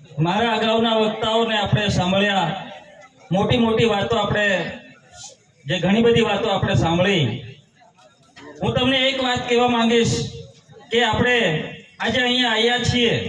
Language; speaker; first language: Gujarati; non-native, local second language; Bhili